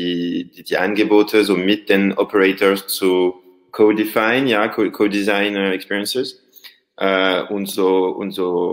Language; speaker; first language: German; non-native, learner; French